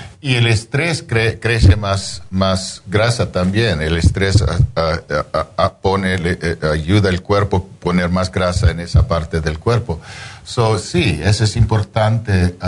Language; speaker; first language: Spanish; non-native, fluent; English